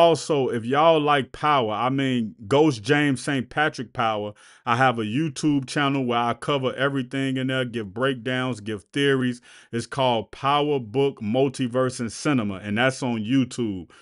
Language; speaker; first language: English; native; English